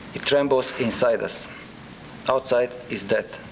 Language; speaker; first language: English; non-native, fluent; Bulgarian